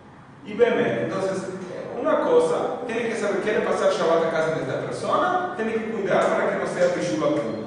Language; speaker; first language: Spanish; non-native, fluent; Portuguese